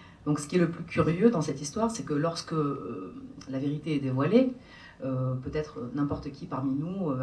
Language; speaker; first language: French; native; French